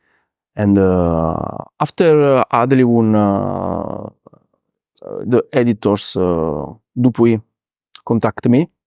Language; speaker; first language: English; non-native, learner; Italian